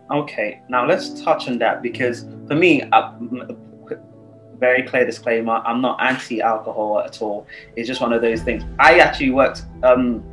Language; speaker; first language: English; non-native, local second language; Yoruba